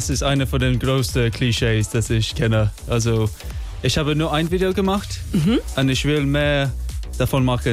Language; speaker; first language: German; non-native, fluent; English